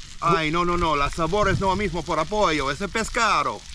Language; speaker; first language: Spanish; non-native, learner; English